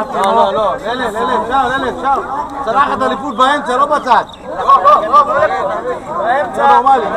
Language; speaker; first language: Hebrew; native; Hebrew